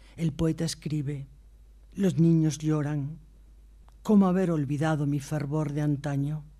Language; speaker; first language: Spanish; native; Spanish